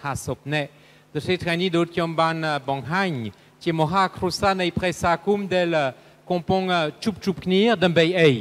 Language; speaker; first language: Khmer; non-native, fluent; French